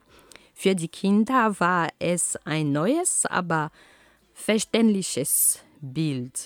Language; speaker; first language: German; non-native, fluent; Ghomala